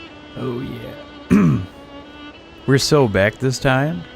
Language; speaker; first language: English; native; English